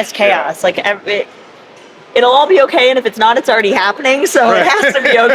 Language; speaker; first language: English; native; English